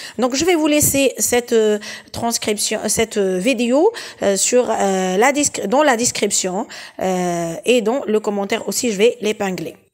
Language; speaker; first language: French; non-native, local second language; Arabic